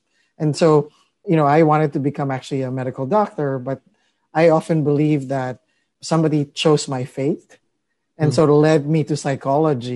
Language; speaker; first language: English; non-native, local second language; Filipino